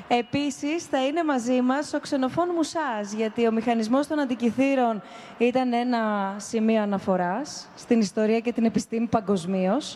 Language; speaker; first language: Greek; native; Greek